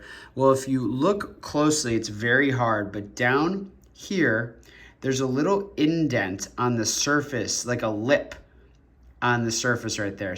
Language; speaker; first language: English; native; English